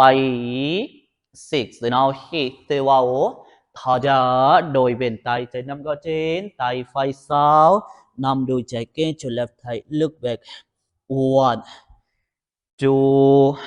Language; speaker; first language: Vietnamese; non-native, learner; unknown